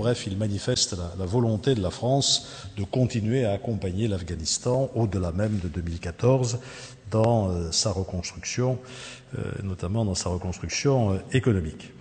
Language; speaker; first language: French; native; French